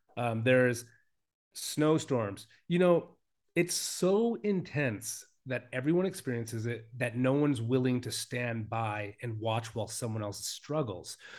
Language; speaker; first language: English; native; English